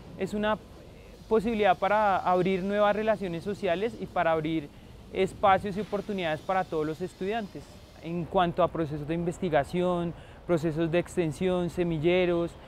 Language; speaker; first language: Spanish; native; Spanish